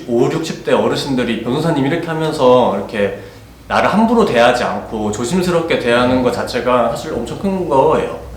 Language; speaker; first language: Korean; native; Korean